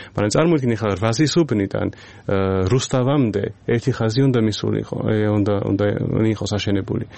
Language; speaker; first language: Georgian; non-native, fluent; English